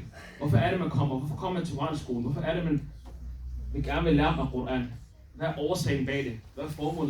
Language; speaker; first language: Danish; early bilingual, other home language; Somali